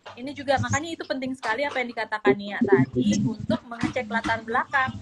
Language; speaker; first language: Indonesian; native; Indonesian